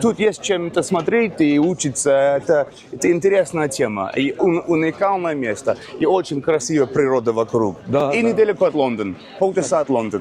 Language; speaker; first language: Russian; non-native, learner; English